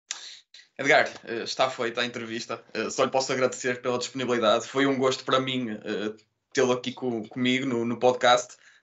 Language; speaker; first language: Portuguese; native; Portuguese